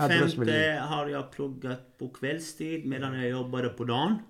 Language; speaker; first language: Swedish; non-native, fluent; Arabic